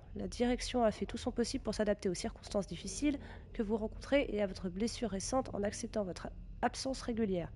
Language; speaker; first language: French; native; French